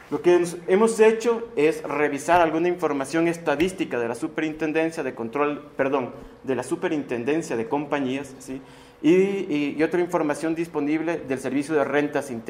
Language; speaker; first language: Spanish; native; Spanish